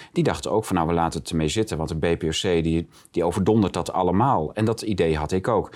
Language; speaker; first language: Dutch; native; Dutch